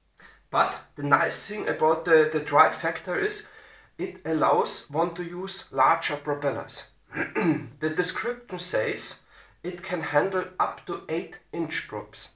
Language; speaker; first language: English; non-native, fluent; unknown